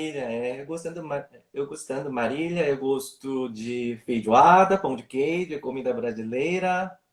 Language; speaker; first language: Portuguese; non-native, learner; Korean